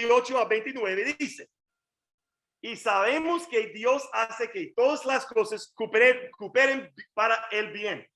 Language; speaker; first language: Spanish; non-native, learner; English